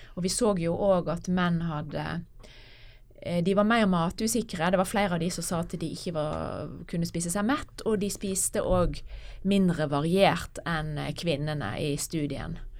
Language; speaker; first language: Norwegian; native; Norwegian